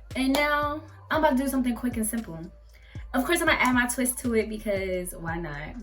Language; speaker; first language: English; native; English